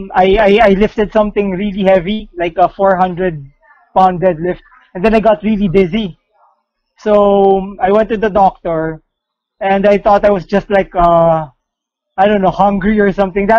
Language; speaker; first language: English; non-native, local second language; Filipino